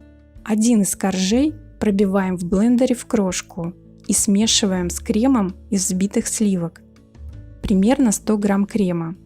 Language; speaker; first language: Russian; native; Russian